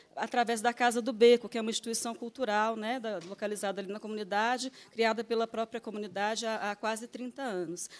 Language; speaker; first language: Portuguese; native; Portuguese